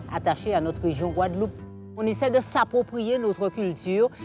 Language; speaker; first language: French; native; French